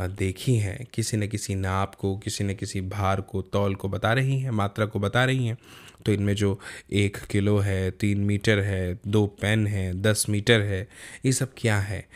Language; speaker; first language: Hindi; native; Hindi